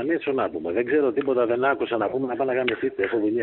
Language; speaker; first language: Greek; native; Greek